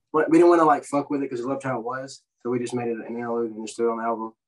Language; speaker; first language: English; native; English